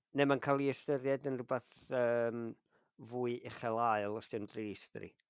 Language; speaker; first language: Welsh; native; Welsh